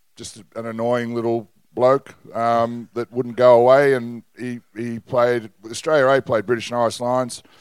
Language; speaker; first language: English; native; English